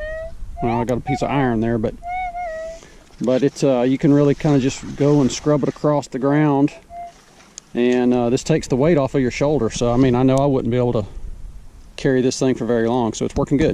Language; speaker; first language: English; native; English